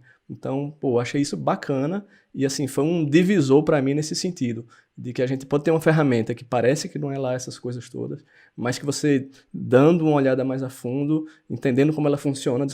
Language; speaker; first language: Portuguese; native; Portuguese